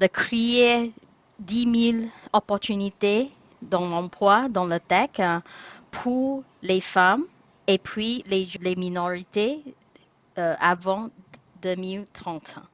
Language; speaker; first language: French; non-native, fluent; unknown